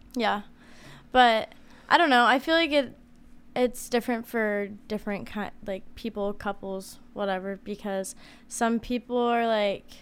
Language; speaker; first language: English; native; English